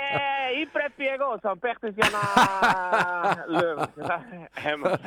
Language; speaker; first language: Greek; non-native, learner; Dutch